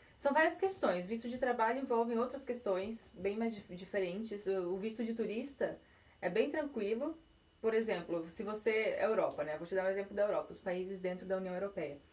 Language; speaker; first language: Portuguese; early bilingual, heritage; Portuguese